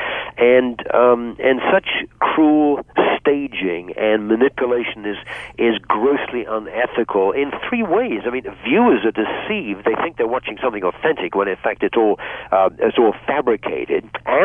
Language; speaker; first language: English; native; English